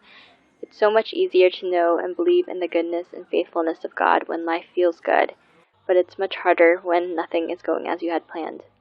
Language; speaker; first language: English; native; English